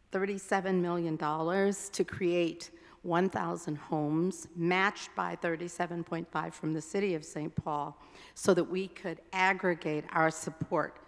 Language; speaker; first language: English; native; English